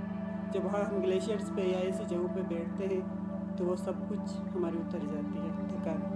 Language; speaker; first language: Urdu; non-native, local second language; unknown